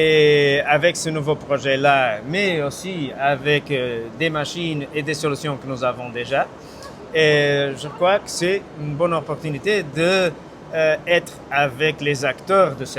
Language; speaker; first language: French; non-native, fluent; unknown